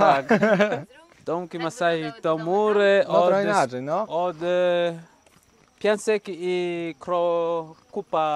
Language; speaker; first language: Polish; non-native, learner; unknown